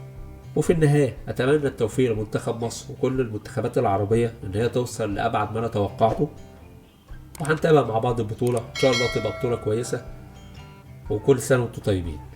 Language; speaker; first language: Arabic; native; Arabic